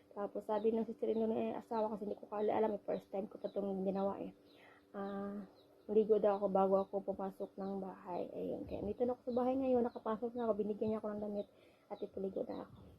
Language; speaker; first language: Filipino; native; Filipino